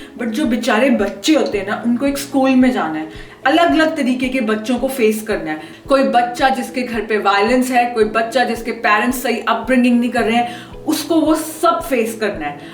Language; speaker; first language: Hindi; native; Hindi